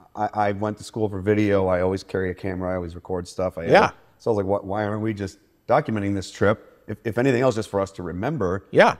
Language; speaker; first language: English; native; English